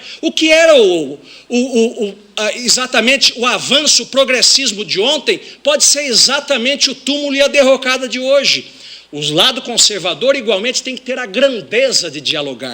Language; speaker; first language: Portuguese; native; Portuguese